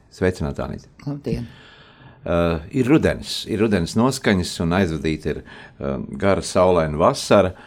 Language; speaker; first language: Latvian; native; Latvian